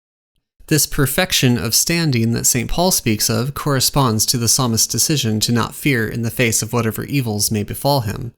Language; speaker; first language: English; native; English